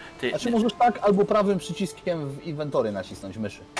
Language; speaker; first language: Polish; native; Polish